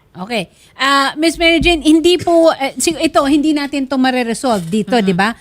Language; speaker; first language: Filipino; native; Filipino